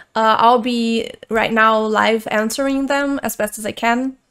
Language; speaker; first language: English; non-native, fluent; Portuguese